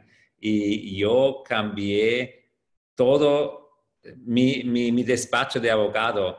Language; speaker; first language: Spanish; non-native, fluent; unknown